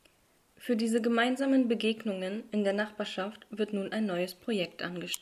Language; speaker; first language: German; native; German